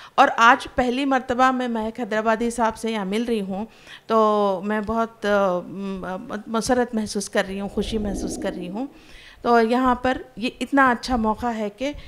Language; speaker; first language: Hindi; non-native, local second language; Urdu